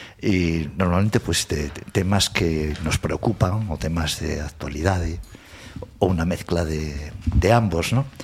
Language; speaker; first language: Galician; non-native, local second language; Spanish